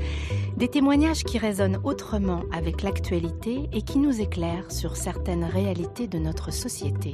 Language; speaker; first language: French; native; French